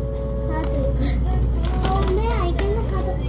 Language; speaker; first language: Korean; early bilingual, other home language; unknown